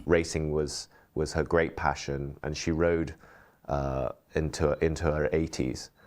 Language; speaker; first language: English; early bilingual, heritage; English